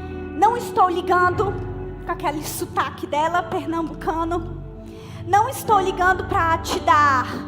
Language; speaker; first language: Portuguese; native; Portuguese